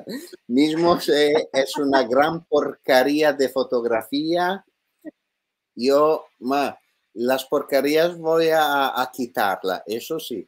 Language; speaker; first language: Spanish; non-native, learner; Italian